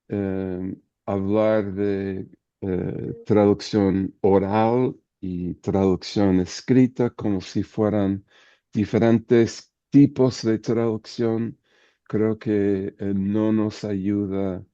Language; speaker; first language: Spanish; non-native, fluent; English